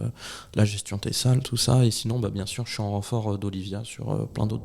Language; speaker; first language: French; native; French